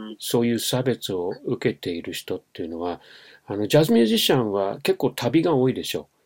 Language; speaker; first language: Japanese; non-native, fluent; English